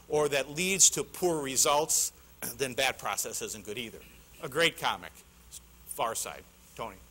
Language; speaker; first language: English; native; English